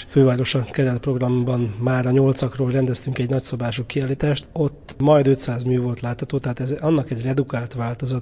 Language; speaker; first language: Hungarian; native; Hungarian